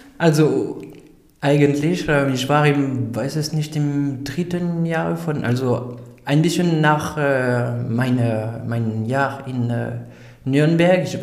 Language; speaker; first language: German; non-native, fluent; French